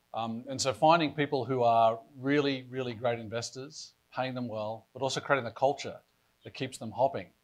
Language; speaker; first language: English; native; English